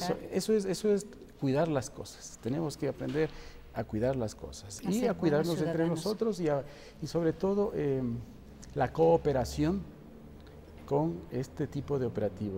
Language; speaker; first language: Spanish; native; Spanish